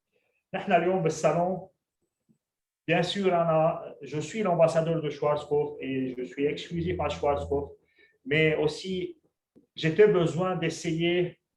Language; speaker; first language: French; non-native, local second language; Arabic